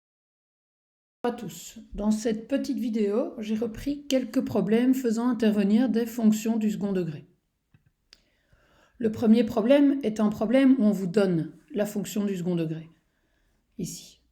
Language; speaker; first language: French; native; French